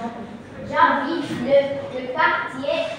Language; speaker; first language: French; non-native, learner; Arabic